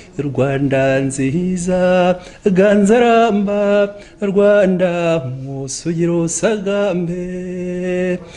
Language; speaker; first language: Kinyarwanda; early bilingual, heritage; Kinyarwanda